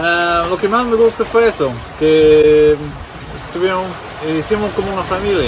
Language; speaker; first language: Spanish; non-native, fluent; English